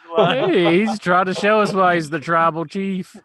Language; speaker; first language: English; native; English